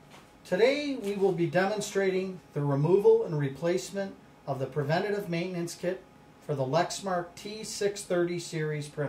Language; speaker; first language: English; native; English